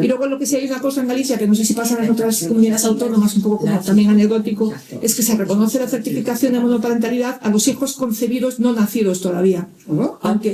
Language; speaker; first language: Spanish; native; Spanish